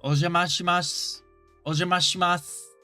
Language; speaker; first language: Japanese; non-native, learner; English